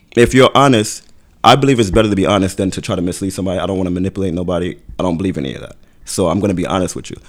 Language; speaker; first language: English; native; English